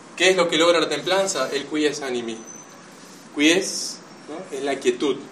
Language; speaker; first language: Spanish; native; Spanish